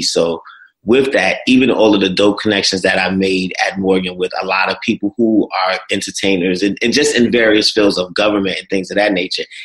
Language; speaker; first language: English; native; English